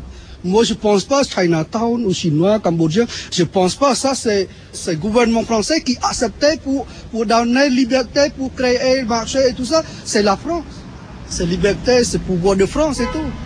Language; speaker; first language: French; non-native, learner; Khmer